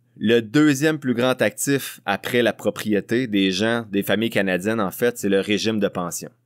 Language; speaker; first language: French; native; French